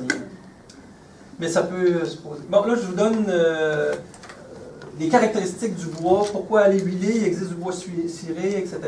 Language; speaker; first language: French; native; French